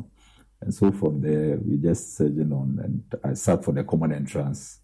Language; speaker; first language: English; non-native, local second language; Akan